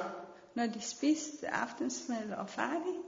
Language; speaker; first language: Danish; non-native, fluent; Persian